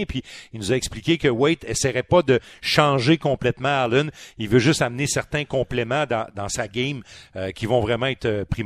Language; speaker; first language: French; native; French